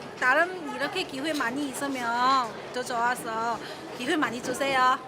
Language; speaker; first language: Korean; non-native, learner; Chinese